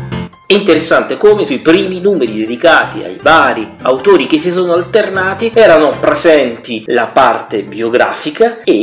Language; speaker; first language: Italian; native; Italian